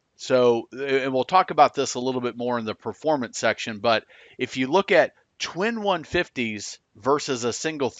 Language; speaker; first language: English; native; English